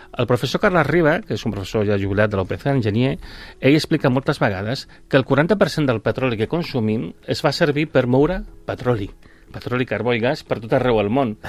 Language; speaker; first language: Catalan; non-native, local second language; Spanish